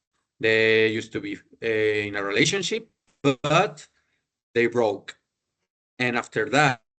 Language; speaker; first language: English; non-native, learner; Spanish